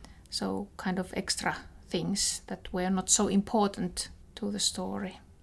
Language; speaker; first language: English; non-native, fluent; Finnish